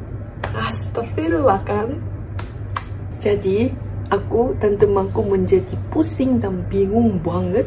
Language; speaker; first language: Indonesian; non-native, fluent; Korean